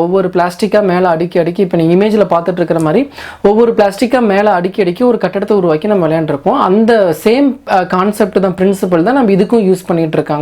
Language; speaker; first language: Tamil; native; Tamil